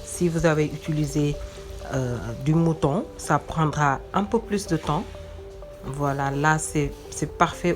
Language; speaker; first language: French; non-native, local second language; Wolof